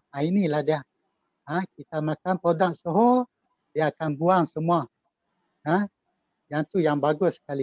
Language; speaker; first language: Malay; native; Malay